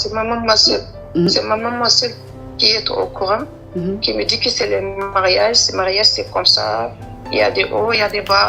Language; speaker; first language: French; non-native, learner; Arabic